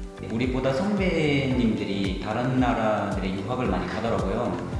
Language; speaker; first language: Korean; non-native, fluent; Uzbek